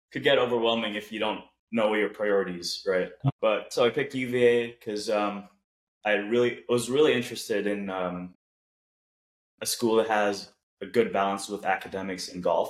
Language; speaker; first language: English; non-native, local second language; Cebuano